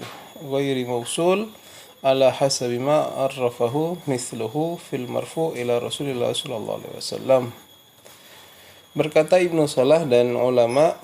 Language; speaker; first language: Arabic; non-native, fluent; Indonesian